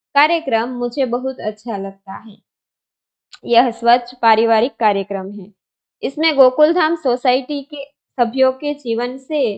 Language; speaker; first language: Hindi; non-native, local second language; Gujarati